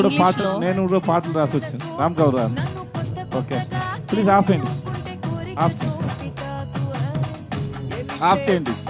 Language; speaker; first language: Telugu; non-native, learner; Tamil